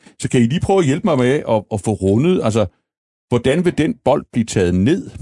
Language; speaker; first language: Danish; native; Danish